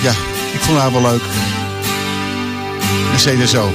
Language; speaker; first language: Dutch; native; Dutch